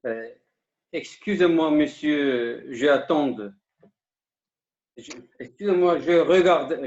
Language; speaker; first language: French; non-native, learner; Kurdish